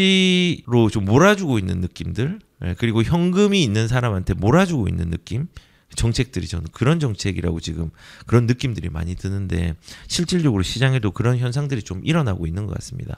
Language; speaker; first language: Korean; native; Korean